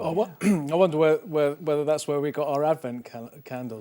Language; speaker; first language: English; native; English